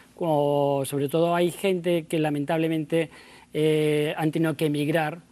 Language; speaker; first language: Spanish; native; Spanish